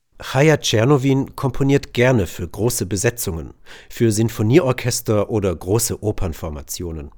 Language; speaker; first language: German; native; German